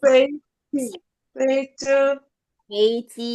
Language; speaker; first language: Chinese; non-native, learner; Indonesian